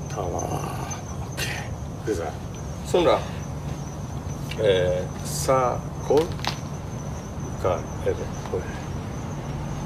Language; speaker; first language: Turkish; non-native, learner; Japanese